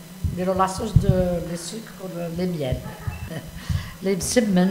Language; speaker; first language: French; non-native, learner; Arabic